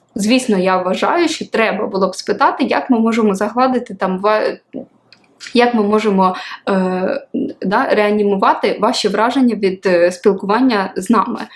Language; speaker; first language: Ukrainian; non-native, local second language; Russian